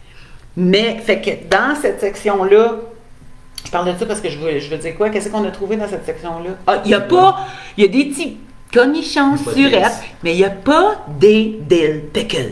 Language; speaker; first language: French; native; French